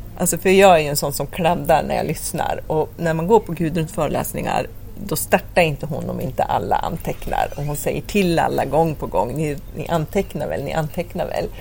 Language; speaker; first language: Swedish; native; Swedish